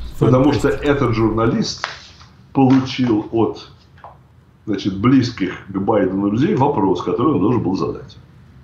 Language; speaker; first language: Russian; native; Russian